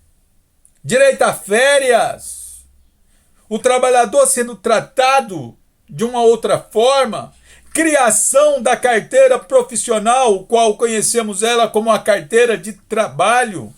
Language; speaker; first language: Portuguese; native; Portuguese